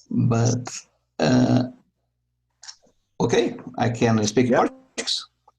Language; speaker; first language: English; non-native, learner; Portuguese